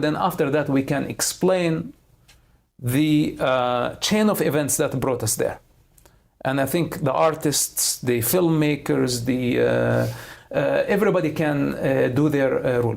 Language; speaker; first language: English; non-native, fluent; Arabic